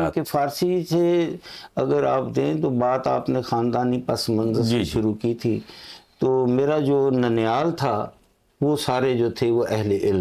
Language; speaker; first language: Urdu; non-native, local second language; Punjabi